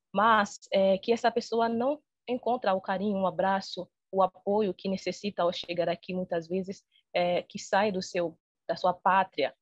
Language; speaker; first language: Portuguese; non-native, fluent; Haitian Creole